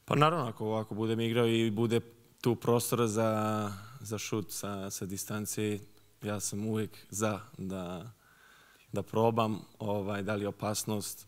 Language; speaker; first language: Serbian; early bilingual, heritage; Serbian